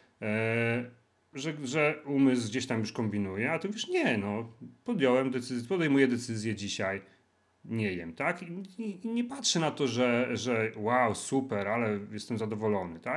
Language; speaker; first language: Polish; native; Polish